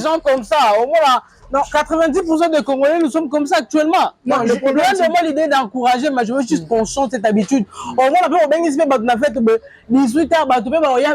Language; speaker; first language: French; non-native, local second language; Lingala